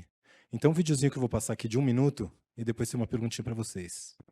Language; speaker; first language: Portuguese; native; Portuguese